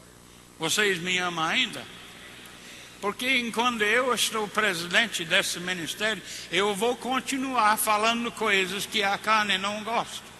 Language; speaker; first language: Portuguese; non-native, fluent; English